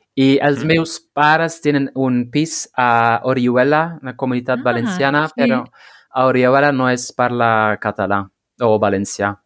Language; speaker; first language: Catalan; non-native, learner; Dutch